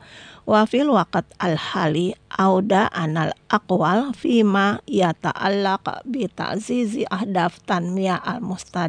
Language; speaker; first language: Arabic; non-native, fluent; Indonesian